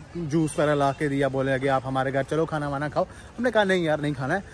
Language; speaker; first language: Hindi; native; Hindi